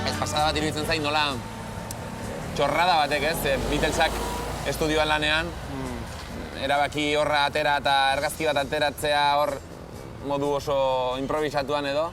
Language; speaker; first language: Basque; native; Basque